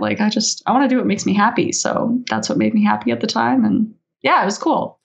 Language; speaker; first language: English; native; English